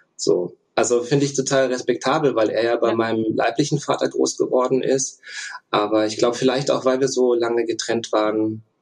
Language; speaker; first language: German; early bilingual, other home language; Russian